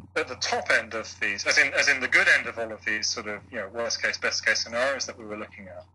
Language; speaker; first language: English; native; English